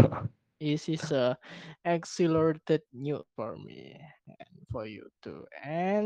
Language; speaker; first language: English; non-native, learner; Indonesian